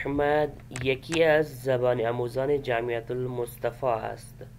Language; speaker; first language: Persian; non-native, fluent; Urdu